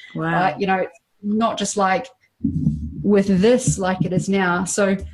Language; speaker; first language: English; native; English